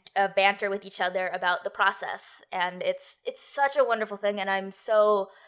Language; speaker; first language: English; native; English